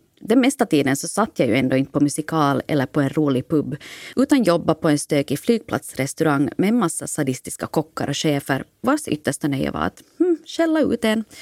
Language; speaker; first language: Swedish; native; Swedish